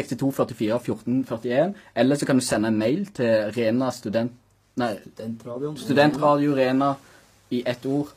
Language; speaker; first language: Norwegian; native; Norwegian